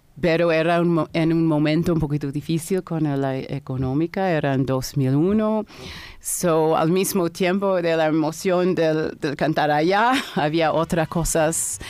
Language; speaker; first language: Spanish; non-native, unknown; English